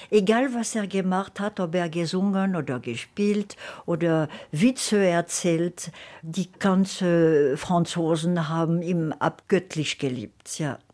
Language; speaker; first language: German; non-native, fluent; French